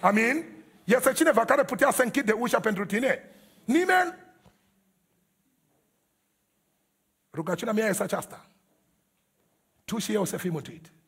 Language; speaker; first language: Romanian; non-native, learner; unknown